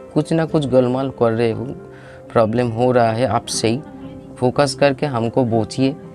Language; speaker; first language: Hindi; non-native, local second language; Bangla